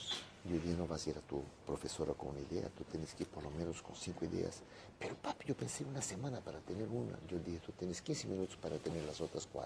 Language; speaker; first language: Spanish; non-native, fluent; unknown